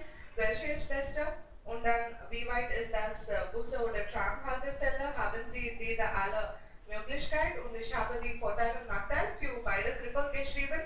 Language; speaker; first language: German; non-native, learner; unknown